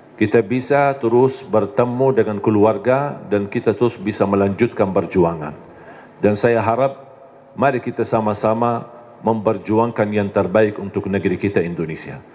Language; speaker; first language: Indonesian; non-native, fluent; Arabic